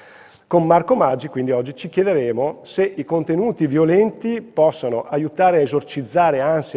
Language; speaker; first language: Italian; native; Italian